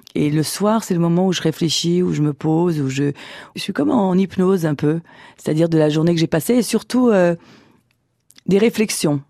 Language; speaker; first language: French; early bilingual, other home language; Portuguese